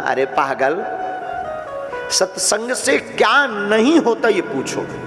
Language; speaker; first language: Hindi; native; Hindi